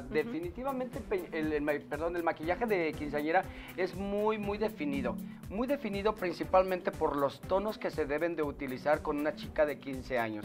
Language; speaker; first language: Spanish; native; Spanish